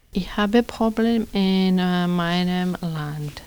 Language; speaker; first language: German; non-native, learner; Georgian